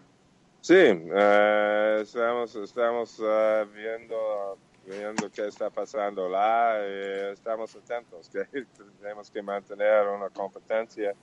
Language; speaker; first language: Portuguese; non-native, learner; Spanish